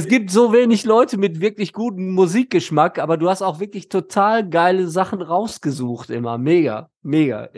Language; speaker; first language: German; native; German